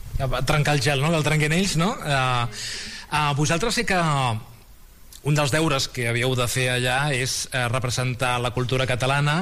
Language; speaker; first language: Catalan; native; Catalan